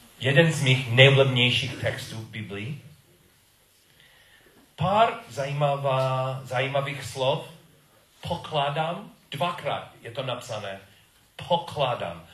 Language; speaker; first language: Czech; non-native, learner; English